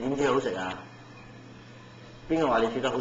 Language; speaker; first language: Cantonese; native; Cantonese